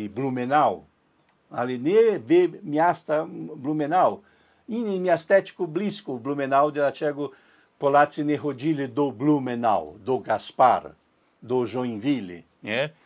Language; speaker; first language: Polish; early bilingual, heritage; Portuguese